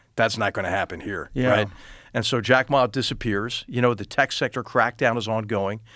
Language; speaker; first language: English; native; English